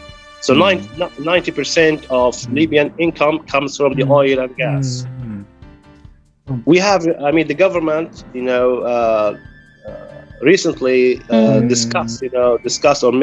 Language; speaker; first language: English; non-native, fluent; Arabic